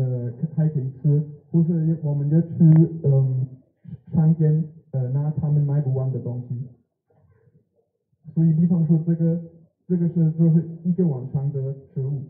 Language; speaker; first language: Chinese; non-native, learner; German